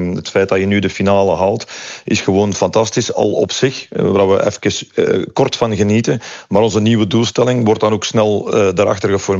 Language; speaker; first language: Dutch; native; Dutch